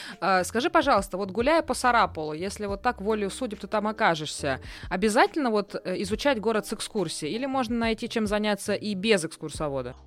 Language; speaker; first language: Russian; native; Russian